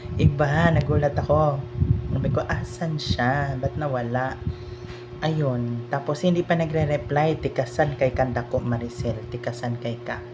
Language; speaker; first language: Filipino; non-native, local second language; Cebuano